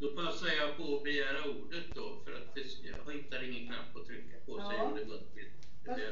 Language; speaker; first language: Swedish; native; Swedish